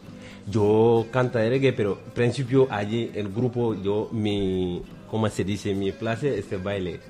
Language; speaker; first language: Spanish; non-native, learner; Bambara